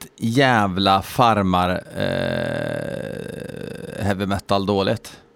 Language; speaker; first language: Swedish; native; Swedish